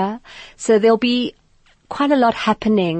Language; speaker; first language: English; native; English